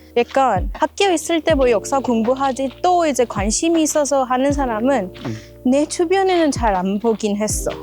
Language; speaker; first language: Korean; non-native, fluent; Kannada